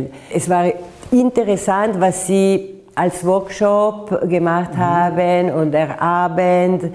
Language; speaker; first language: German; non-native, fluent; Italian